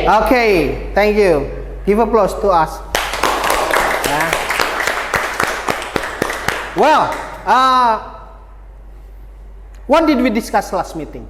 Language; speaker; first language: English; non-native, fluent; Indonesian